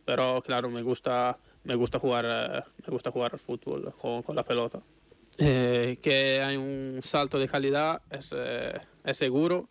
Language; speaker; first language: Spanish; non-native, learner; Italian